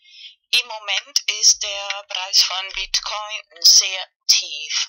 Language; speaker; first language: German; non-native, fluent; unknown